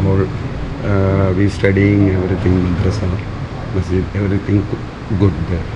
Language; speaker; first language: English; non-native, local second language; Malayalam